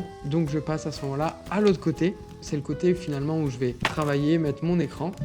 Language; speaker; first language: French; native; French